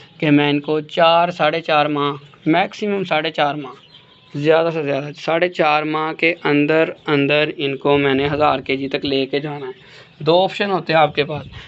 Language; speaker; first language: Urdu; native; Urdu